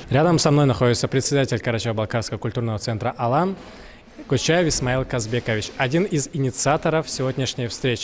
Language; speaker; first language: Russian; native; Russian